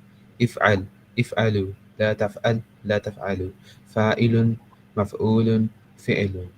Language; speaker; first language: Arabic; non-native, learner; Urdu